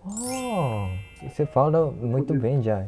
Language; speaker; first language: Portuguese; non-native, learner; Japanese